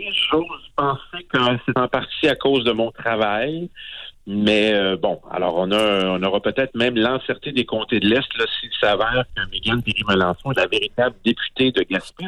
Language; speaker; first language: French; native; French